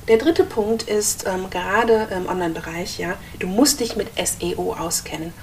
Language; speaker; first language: German; native; German